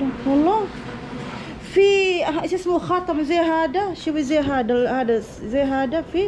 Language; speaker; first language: Arabic; non-native, learner; Indonesian